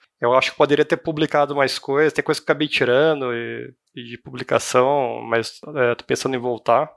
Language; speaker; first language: Portuguese; native; Portuguese